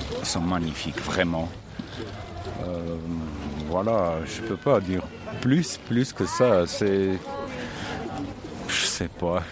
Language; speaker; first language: French; non-native, learner; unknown